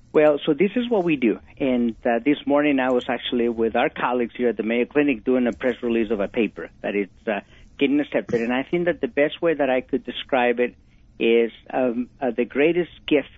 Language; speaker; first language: English; non-native, fluent; Spanish